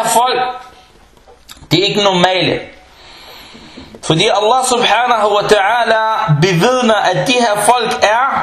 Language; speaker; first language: Danish; non-native, fluent; Arabic